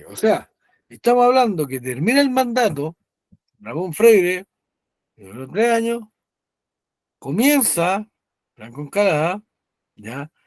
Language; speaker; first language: Spanish; native; Spanish